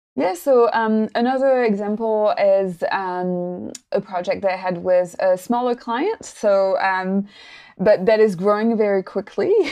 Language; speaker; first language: English; non-native, fluent; French